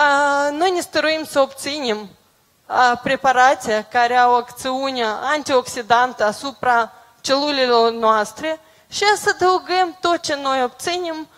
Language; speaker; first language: Romanian; non-native, local second language; Russian